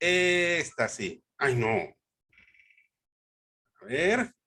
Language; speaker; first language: Spanish; native; Spanish